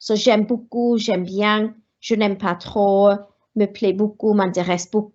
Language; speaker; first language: French; non-native, fluent; Welsh